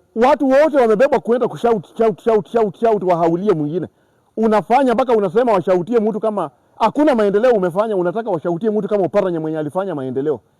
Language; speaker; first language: Swahili; non-native, local second language; Luyia